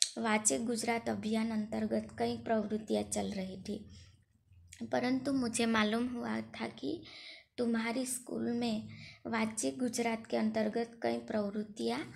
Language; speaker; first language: Hindi; non-native, local second language; Gujarati